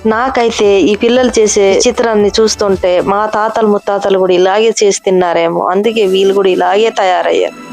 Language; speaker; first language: Telugu; non-native, local second language; Koya